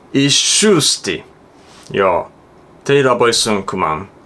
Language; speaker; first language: Lithuanian; non-native, learner; Japanese